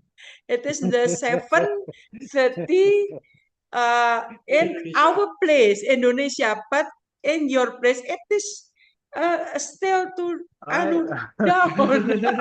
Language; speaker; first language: English; non-native, learner; Indonesian